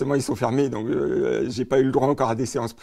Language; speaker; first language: French; native; French